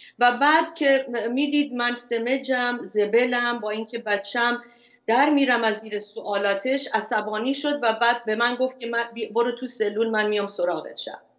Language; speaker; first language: Persian; non-native, local second language; Kurdish